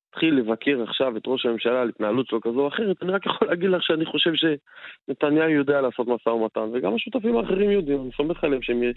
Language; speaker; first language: Hebrew; native; Hebrew